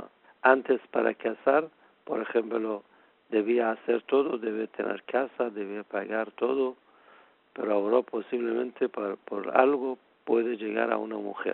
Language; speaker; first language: Spanish; non-native, fluent; Persian